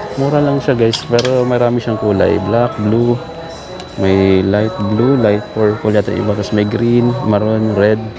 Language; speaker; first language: Filipino; native; Filipino